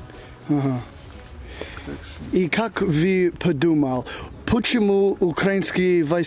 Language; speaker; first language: Russian; non-native, learner; English